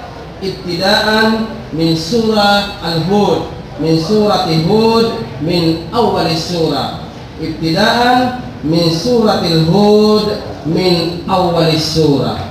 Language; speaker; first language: Arabic; non-native, learner; Maranao